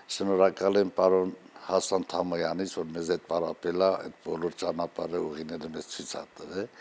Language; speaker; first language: Armenian; non-native, local second language; Kurdish